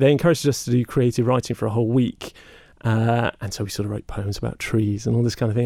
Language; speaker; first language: English; native; English